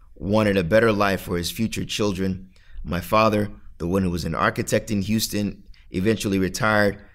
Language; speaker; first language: English; native; English